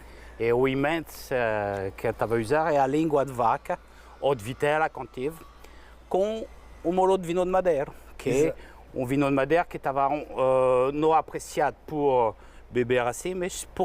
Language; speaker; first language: Portuguese; non-native, learner; French